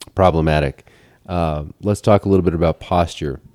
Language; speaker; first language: English; native; English